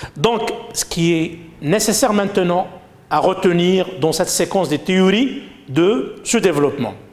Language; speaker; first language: French; non-native, local second language; Arabic